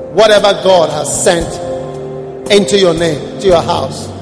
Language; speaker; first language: English; non-native, local second language; Akan